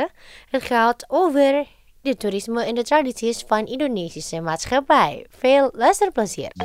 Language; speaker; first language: Dutch; non-native, fluent; Indonesian